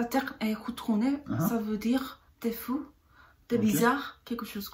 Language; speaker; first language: French; non-native, learner; Korean